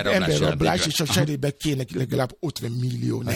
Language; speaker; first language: Hungarian; non-native, fluent; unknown